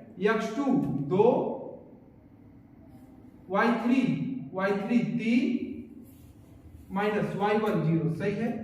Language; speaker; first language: Hindi; native; Hindi